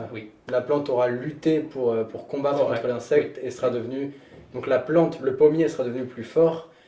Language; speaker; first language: French; native; French